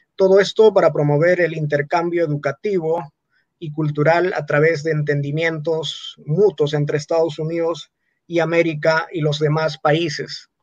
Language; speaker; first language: Spanish; non-native, local second language; Quechua